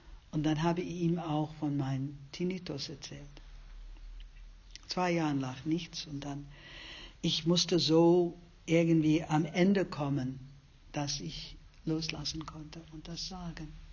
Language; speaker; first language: German; non-native, fluent; English